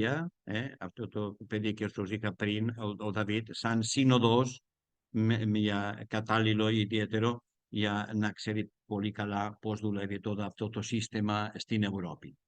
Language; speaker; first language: Greek; non-native, learner; Spanish